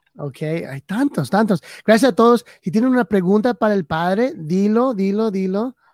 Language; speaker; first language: Spanish; early bilingual, heritage; Spanish